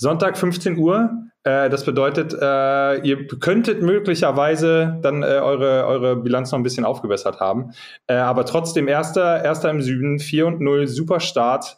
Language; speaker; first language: German; native; German